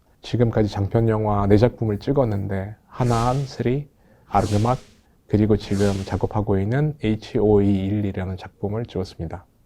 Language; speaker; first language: Korean; non-native, fluent; Russian